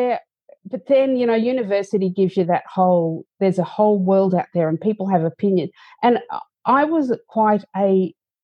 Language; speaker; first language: English; native; English